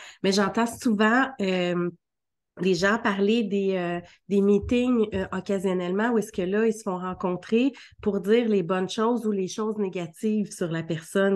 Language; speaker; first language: French; native; French